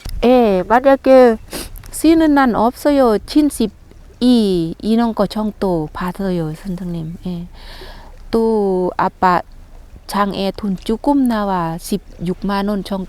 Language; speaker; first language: Korean; non-native, learner; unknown